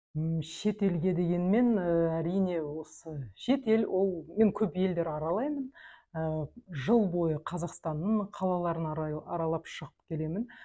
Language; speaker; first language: Kazakh; non-native, local second language; Russian